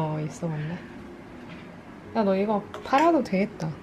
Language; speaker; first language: Korean; non-native, fluent; Indonesian